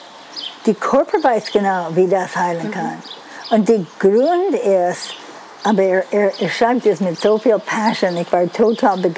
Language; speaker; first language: German; non-native, fluent; English